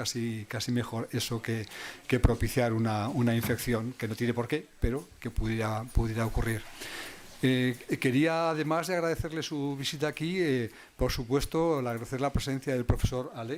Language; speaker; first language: Spanish; native; Spanish